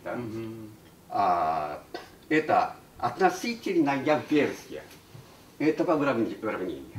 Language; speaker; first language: Russian; non-native, learner; Japanese